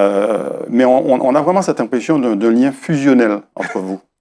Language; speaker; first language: French; native; French